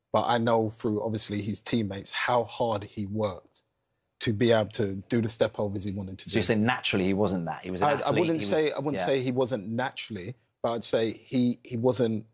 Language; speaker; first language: English; native; English